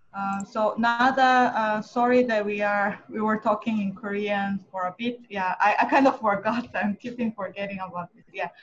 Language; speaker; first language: English; non-native, fluent; Korean